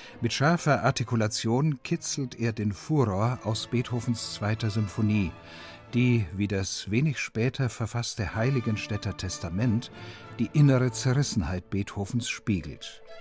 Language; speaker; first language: German; native; German